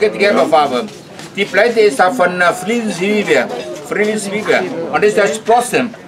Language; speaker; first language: German; non-native, learner; Vietnamese